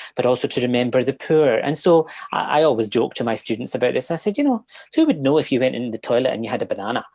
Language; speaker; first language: English; native; English